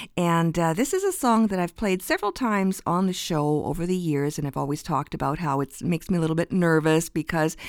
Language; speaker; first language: English; early bilingual, other home language; Ukrainian